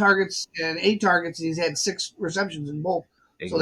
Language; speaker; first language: English; native; English